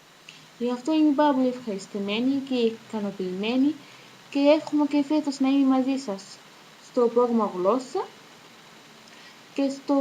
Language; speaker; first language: Greek; non-native, learner; Arabic